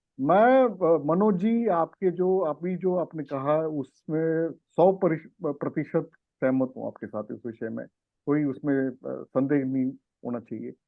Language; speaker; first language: Hindi; non-native, local second language; Tamil